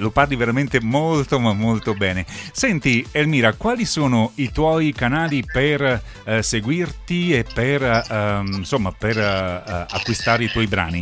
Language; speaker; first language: Italian; native; Italian